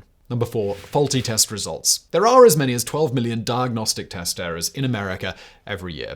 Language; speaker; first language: English; native; English